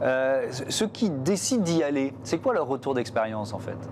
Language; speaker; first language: French; native; French